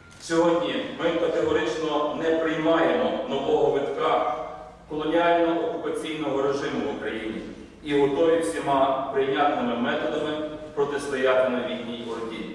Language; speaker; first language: Ukrainian; native; Ukrainian